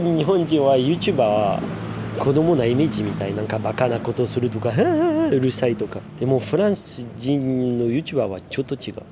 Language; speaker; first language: Japanese; non-native, learner; French